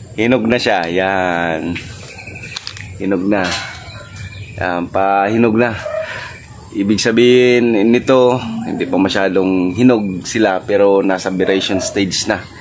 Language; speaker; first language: Filipino; non-native, local second language; Bikol